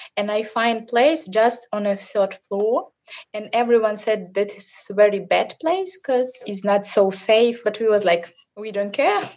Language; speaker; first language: English; non-native, learner; Russian